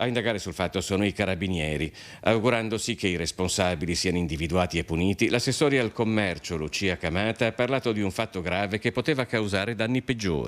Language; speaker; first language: Italian; native; Italian